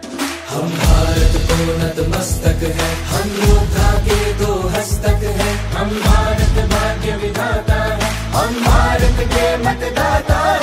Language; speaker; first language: Hindi; non-native, local second language; Bangla